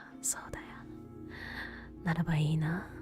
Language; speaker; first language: Japanese; non-native, learner; Vietnamese